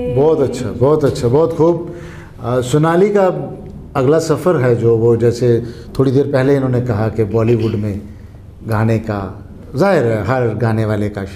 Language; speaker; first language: Hindi; native; Hindi